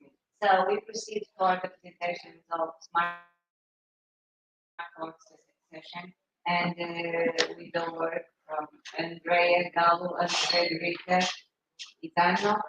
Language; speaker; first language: English; non-native, fluent; Portuguese